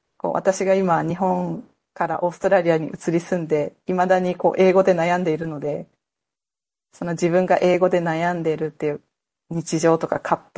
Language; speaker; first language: Japanese; native; Japanese